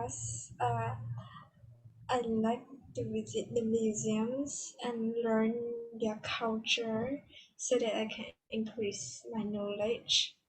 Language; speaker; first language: English; non-native, learner; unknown